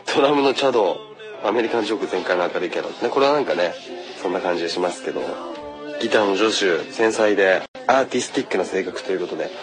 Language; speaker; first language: Japanese; native; Japanese